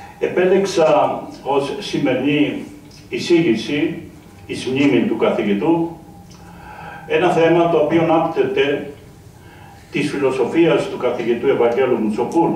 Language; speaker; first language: Greek; native; Greek